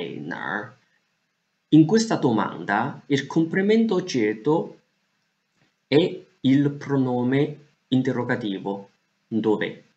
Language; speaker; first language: Italian; non-native, fluent; Chinese